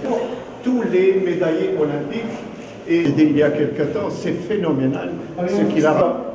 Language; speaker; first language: French; non-native, local second language; Arabic